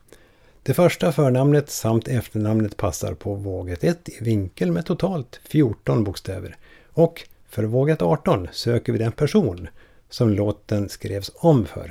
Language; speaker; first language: Swedish; native; Swedish